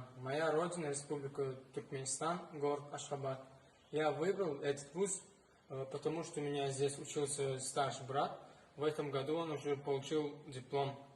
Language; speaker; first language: Russian; non-native, fluent; Turkmen